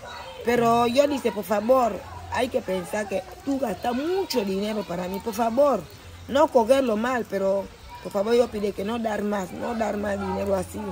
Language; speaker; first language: Spanish; non-native, local second language; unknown